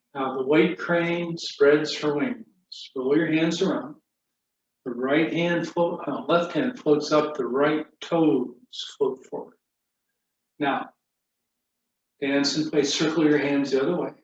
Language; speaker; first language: English; native; English